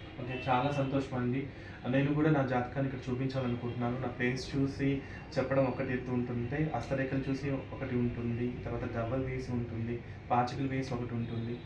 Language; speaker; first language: Telugu; native; Telugu